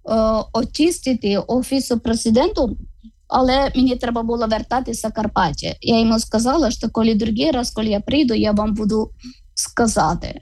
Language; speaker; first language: Ukrainian; non-native, learner; Malayalam